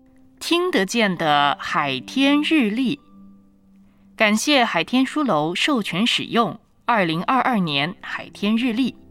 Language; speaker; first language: Chinese; native; Chinese